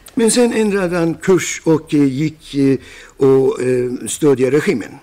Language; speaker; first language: Swedish; non-native, fluent; Persian